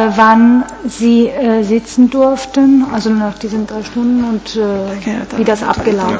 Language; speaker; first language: German; non-native, fluent; Italian